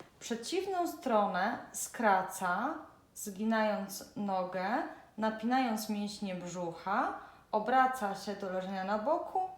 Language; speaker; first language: Polish; native; Polish